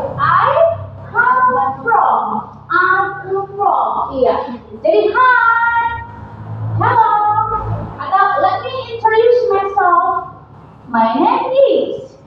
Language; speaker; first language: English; non-native, fluent; Indonesian